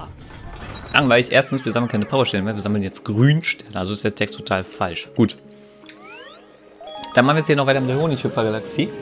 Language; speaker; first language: German; native; German